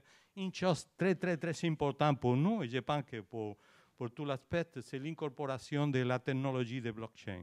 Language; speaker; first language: French; non-native, learner; Spanish